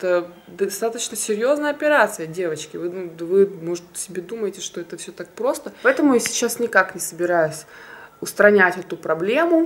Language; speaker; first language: Russian; native; Russian